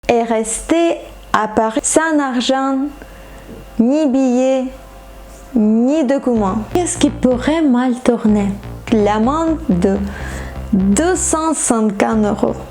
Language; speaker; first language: French; non-native, fluent; Ukrainian